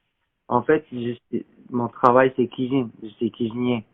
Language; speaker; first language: French; non-native, learner; Korean